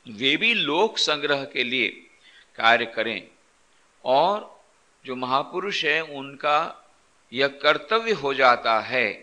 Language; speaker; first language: Hindi; non-native, local second language; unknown